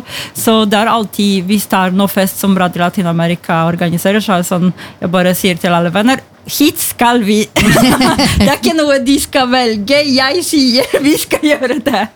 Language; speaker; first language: Norwegian; non-native, fluent; Polish